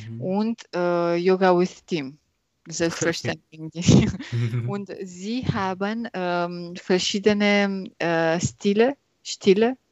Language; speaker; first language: German; non-native, learner; French